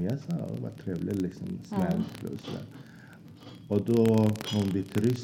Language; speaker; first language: Swedish; non-native, fluent; Azerbaijani